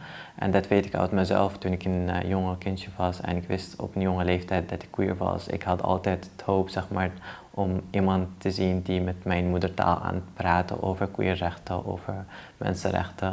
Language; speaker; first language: Dutch; early bilingual, other home language; Arabic